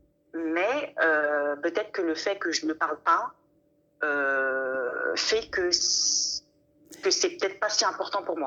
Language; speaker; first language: French; native; French